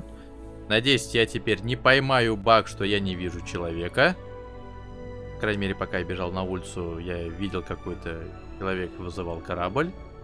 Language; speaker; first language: Russian; native; Russian